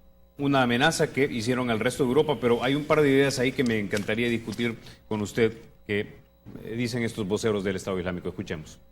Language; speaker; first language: Spanish; native; Spanish